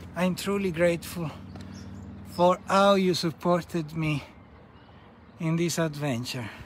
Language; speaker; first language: English; non-native, fluent; Italian